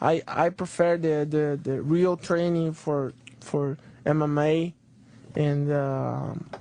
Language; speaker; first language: English; non-native, learner; Portuguese